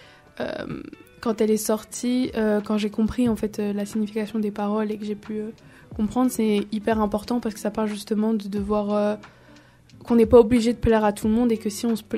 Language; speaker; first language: French; native; French